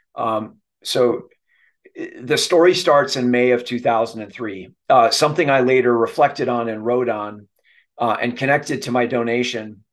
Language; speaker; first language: English; native; English